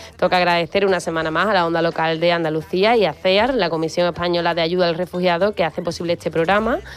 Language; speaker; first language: Spanish; native; Spanish